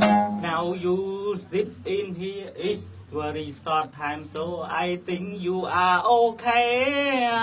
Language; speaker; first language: English; non-native, learner; Khmer